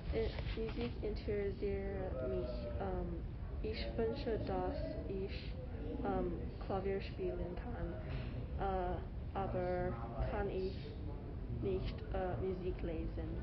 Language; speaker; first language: German; non-native, learner; English